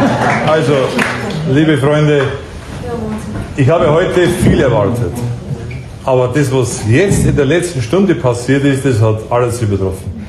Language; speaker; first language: German; native; German